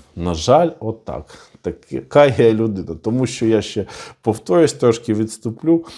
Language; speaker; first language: Ukrainian; non-native, local second language; Russian